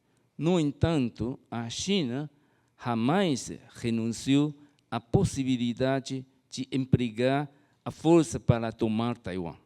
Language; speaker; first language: Portuguese; non-native, fluent; Chinese